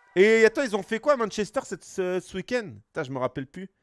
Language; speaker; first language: French; native; French